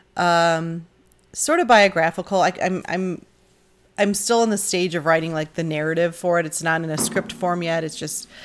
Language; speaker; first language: English; native; English